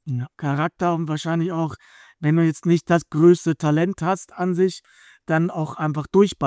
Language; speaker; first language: German; native; German